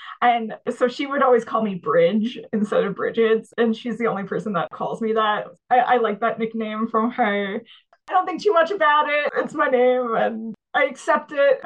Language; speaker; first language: English; native; English